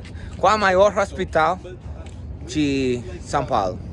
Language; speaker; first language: Portuguese; non-native, learner; English